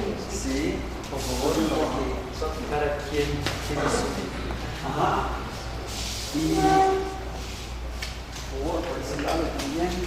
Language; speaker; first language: Spanish; non-native, learner; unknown